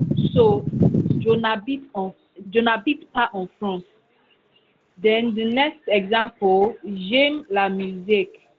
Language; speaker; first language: French; non-native, learner; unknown